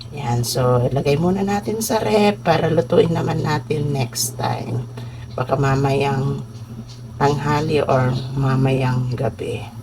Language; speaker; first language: Filipino; non-native, local second language; Iloko